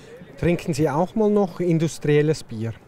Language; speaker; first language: German; native; German